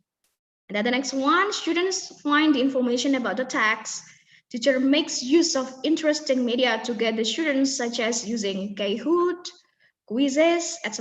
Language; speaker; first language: English; non-native, fluent; Indonesian